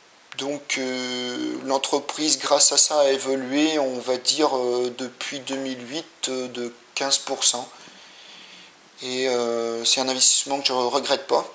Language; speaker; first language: French; native; French